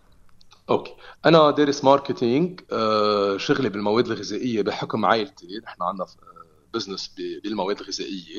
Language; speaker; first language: Arabic; native; Arabic